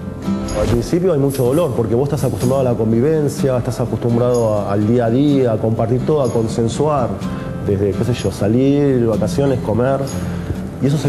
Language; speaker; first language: Spanish; native; Spanish